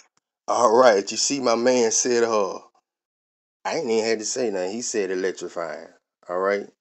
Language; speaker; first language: English; native; English